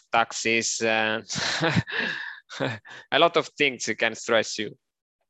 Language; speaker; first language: English; non-native, learner; Italian